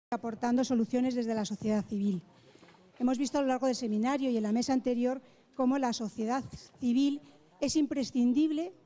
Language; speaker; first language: Spanish; native; Spanish